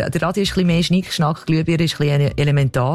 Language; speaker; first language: German; native; German